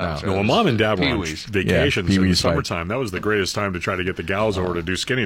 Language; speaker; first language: English; native; English